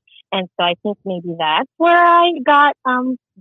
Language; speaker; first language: English; early bilingual, other home language; Filipino